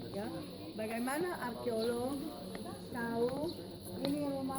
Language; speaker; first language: Indonesian; non-native, fluent; Hebrew